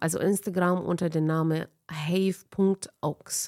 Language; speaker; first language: German; non-native, fluent; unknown